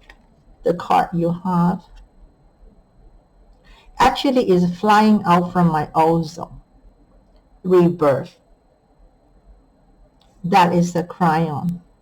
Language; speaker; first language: English; non-native, fluent; Chinese